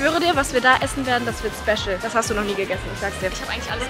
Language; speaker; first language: German; native; German